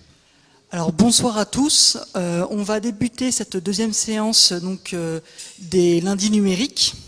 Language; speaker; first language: French; native; French